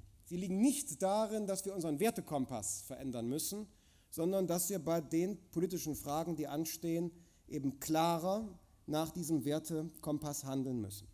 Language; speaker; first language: German; native; German